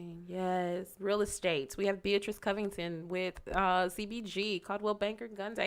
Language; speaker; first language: English; native; English